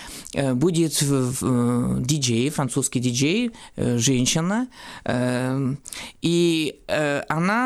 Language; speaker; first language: Russian; non-native, fluent; French